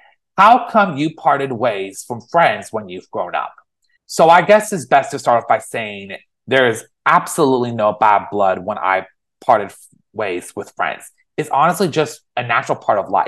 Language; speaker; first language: English; native; English